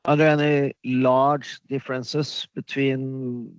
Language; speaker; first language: English; non-native, fluent; Norwegian